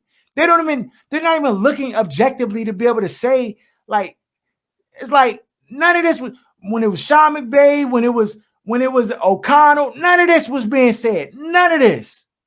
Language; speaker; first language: English; native; English